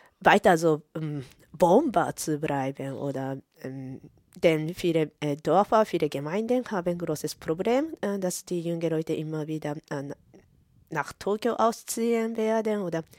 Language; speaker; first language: German; non-native, fluent; Japanese